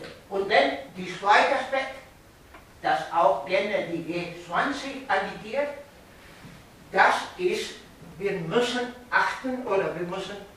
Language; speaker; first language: German; non-native, fluent; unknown